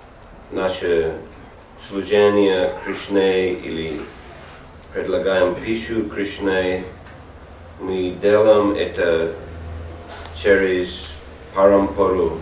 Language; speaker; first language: Russian; non-native, learner; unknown